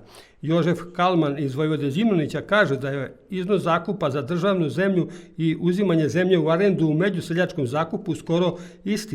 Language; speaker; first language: Serbian; native; Serbian